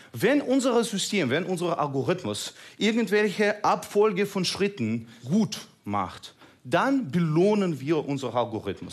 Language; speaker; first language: German; non-native, fluent; Russian